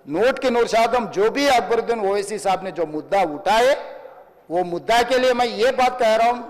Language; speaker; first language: Hindi; non-native, local second language; Telugu